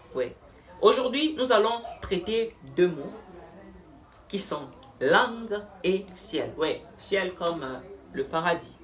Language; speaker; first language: French; non-native, local second language; Lingala